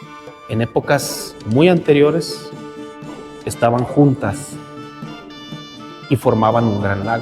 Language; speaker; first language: Spanish; native; Spanish